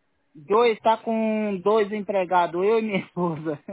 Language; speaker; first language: Spanish; non-native, learner; Portuguese